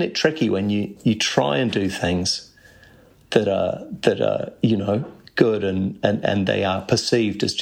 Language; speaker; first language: English; native; English